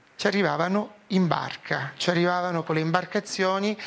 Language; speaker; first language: Italian; native; Italian